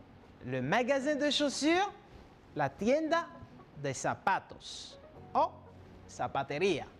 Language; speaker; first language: Spanish; non-native, fluent; French